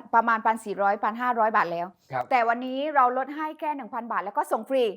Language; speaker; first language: Thai; native; Thai